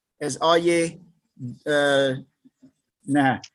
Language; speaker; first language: Persian; non-native, learner; English